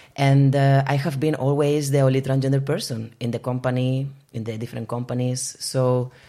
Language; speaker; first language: English; non-native, fluent; Spanish